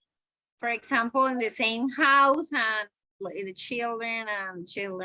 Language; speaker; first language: English; non-native, learner; Spanish